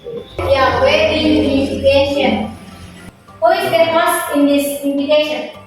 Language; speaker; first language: English; non-native, fluent; Indonesian